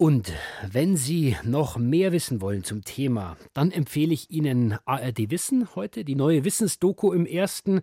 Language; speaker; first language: German; native; German